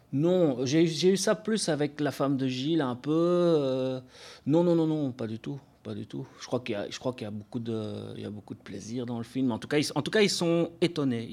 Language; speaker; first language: French; native; French